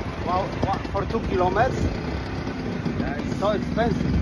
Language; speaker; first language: English; non-native, learner; Polish